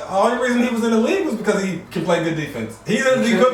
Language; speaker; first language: English; native; English